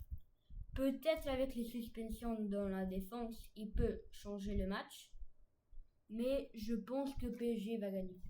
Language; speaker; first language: French; non-native, learner; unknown